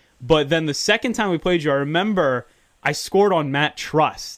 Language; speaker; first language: English; native; English